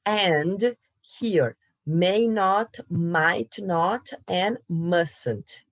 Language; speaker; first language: English; non-native, fluent; Portuguese